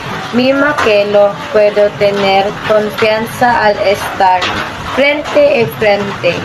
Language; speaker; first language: Spanish; non-native, learner; Cebuano